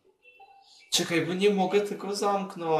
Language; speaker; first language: Polish; native; Polish